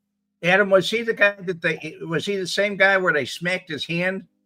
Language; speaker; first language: English; native; English